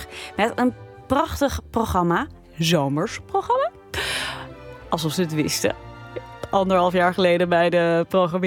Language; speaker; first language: Dutch; native; Dutch